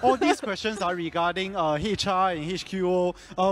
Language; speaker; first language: English; non-native, local second language; Chinese